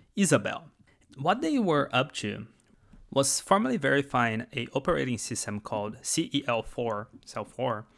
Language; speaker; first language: English; non-native, fluent; Portuguese